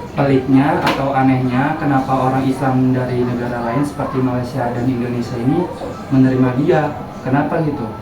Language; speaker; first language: Indonesian; native; Indonesian